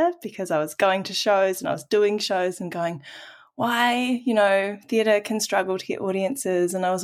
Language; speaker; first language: English; native; English